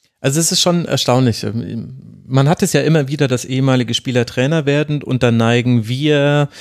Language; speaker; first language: German; native; German